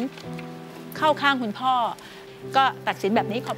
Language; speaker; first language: Thai; native; Thai